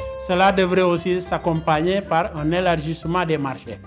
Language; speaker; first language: French; non-native, local second language; Wolof